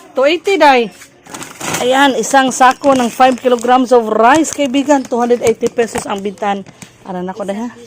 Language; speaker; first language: Filipino; non-native, local second language; Cebuano